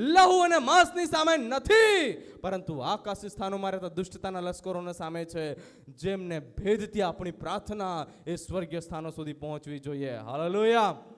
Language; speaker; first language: Gujarati; native; Gujarati